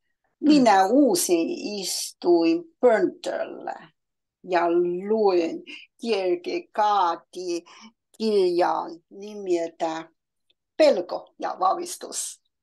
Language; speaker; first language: Finnish; non-native, learner; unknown